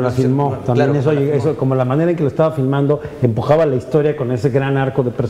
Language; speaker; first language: Spanish; native; Spanish